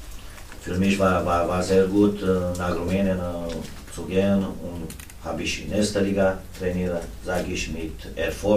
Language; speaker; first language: German; non-native, fluent; Romanian